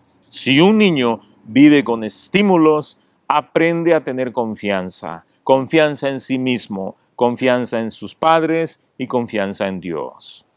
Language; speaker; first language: Spanish; native; Spanish